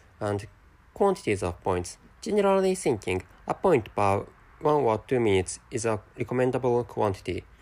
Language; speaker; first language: English; non-native, fluent; Japanese